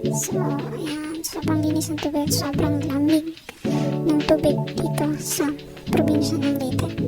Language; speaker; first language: Filipino; non-native, local second language; Cebuano